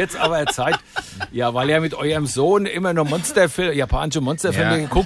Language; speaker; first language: German; native; German